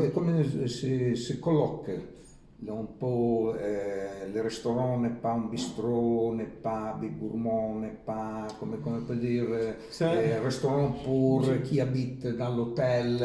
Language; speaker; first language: French; non-native, learner; Italian